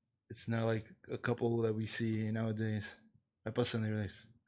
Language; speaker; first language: English; non-native, fluent; Portuguese